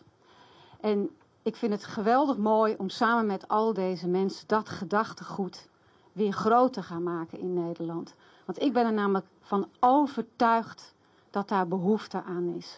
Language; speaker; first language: Dutch; native; Dutch